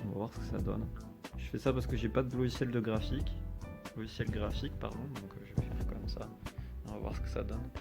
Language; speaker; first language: French; native; French